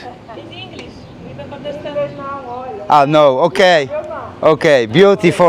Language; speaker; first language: English; non-native, learner; Polish